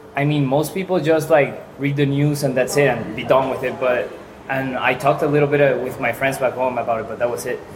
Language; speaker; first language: English; non-native, fluent; Spanish